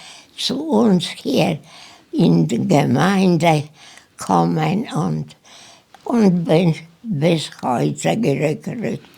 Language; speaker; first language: German; non-native, learner; Polish